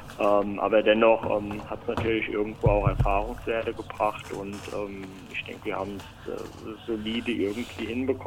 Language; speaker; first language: German; native; German